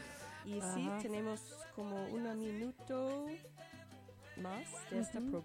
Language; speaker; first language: Spanish; non-native, learner; English